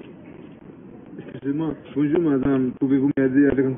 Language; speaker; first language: French; non-native, learner; Spanish